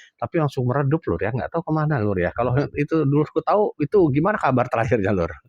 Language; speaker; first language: Indonesian; native; Indonesian